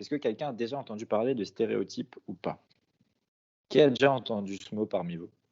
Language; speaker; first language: French; native; French